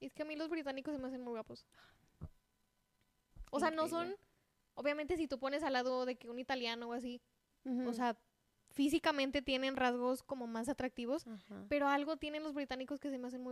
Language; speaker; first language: Spanish; native; Spanish